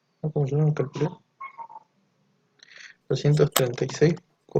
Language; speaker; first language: Spanish; native; Spanish